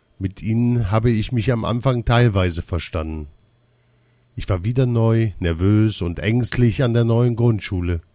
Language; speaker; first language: German; early bilingual, other home language; Russian